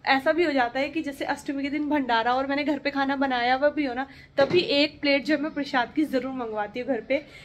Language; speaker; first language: Hindi; native; Hindi